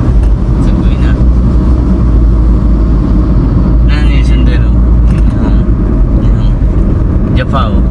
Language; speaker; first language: Japanese; non-native, learner; Filipino